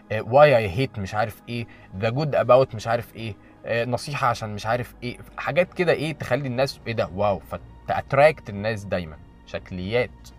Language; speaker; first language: Arabic; native; Arabic